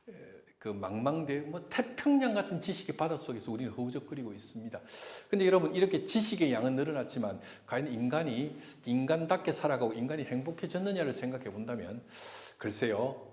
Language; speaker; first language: Korean; native; Korean